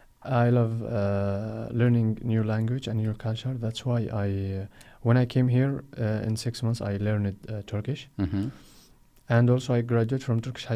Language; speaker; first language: English; non-native, fluent; Arabic